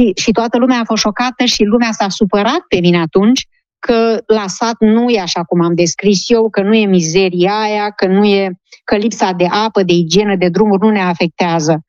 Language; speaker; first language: Romanian; native; Romanian